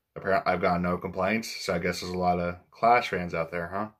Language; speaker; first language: English; native; English